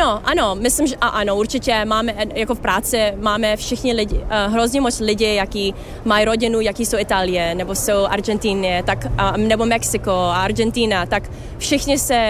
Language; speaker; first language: Czech; early bilingual, heritage; Czech